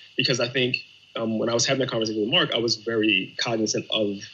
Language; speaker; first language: English; native; English